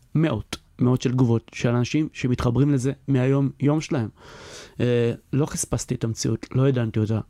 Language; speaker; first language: Hebrew; native; Hebrew